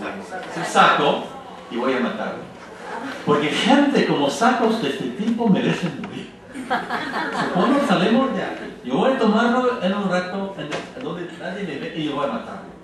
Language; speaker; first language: Spanish; non-native, fluent; French